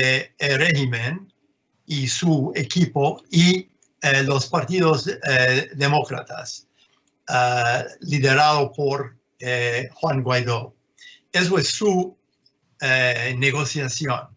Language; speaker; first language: Spanish; non-native, fluent; English